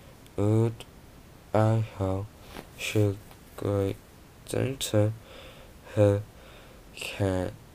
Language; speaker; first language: Chinese; non-native, learner; Korean